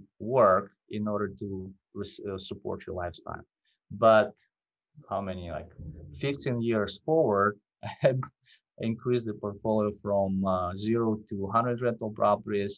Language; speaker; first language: English; non-native, fluent; Russian